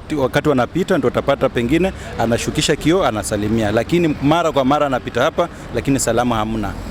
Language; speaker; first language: Swahili; non-native, local second language; Luyia